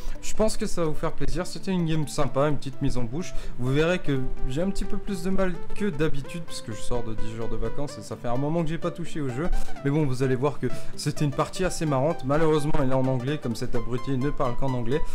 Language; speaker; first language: French; native; French